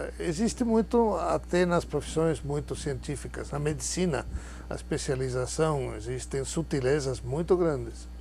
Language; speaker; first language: Portuguese; non-native, fluent; Spanish